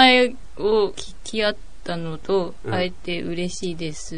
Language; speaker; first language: Japanese; native; Japanese